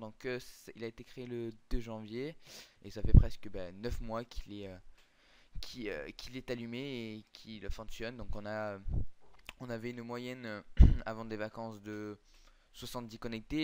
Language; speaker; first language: French; native; French